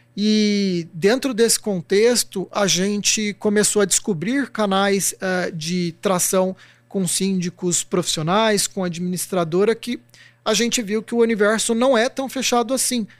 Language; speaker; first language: Portuguese; native; Portuguese